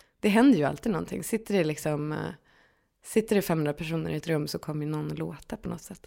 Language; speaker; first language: Swedish; native; Swedish